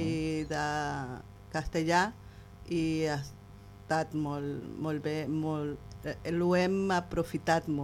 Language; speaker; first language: Catalan; non-native, learner; Spanish